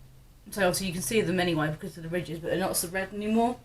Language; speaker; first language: English; native; English